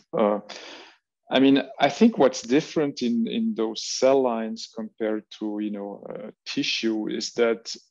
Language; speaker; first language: English; non-native, fluent; French